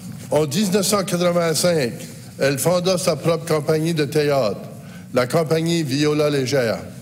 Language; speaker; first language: French; native; French